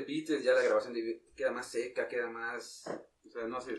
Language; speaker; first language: Spanish; native; Spanish